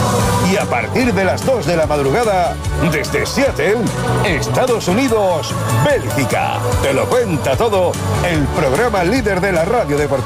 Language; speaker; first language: Spanish; native; Spanish